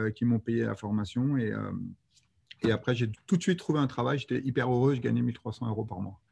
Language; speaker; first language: French; native; French